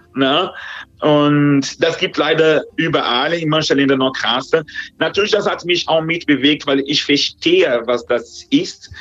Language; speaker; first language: German; non-native, fluent; Portuguese